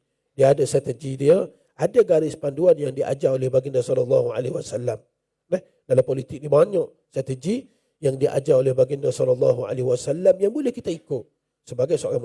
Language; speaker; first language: Malay; native; Malay